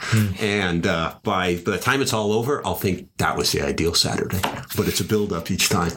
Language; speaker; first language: English; native; English